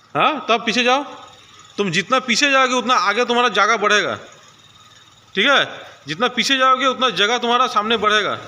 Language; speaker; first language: Hindi; non-native, local second language; Bangla